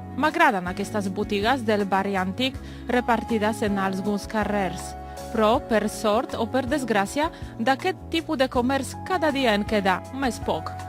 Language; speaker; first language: Catalan; non-native, fluent; Polish